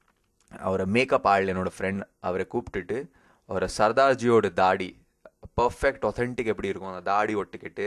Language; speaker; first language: Tamil; early bilingual, heritage; Tamil